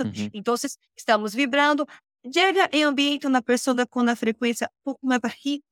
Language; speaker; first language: Spanish; non-native, learner; Portuguese